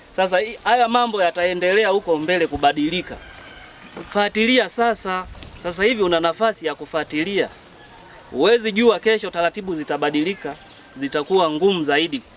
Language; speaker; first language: Swahili; native; Swahili